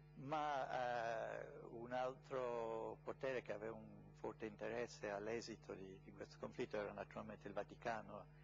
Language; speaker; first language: Italian; non-native, fluent; English